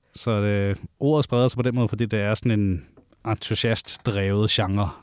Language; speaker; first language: Danish; native; Danish